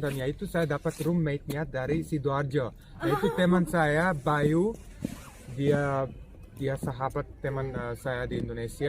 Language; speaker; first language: Indonesian; non-native, fluent; Serbian